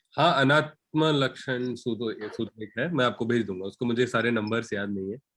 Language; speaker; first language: Hindi; non-native, local second language; Marathi